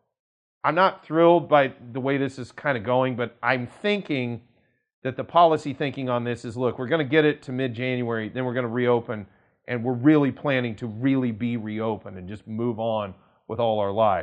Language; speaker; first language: English; native; English